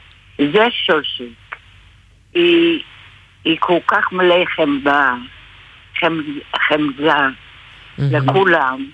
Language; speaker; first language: Hebrew; non-native, fluent; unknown